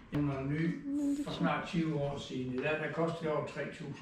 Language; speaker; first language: Danish; native; Danish